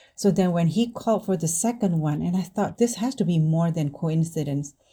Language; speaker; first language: English; non-native, fluent; Indonesian